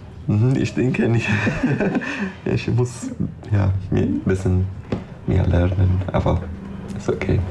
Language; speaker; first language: German; non-native, learner; Persian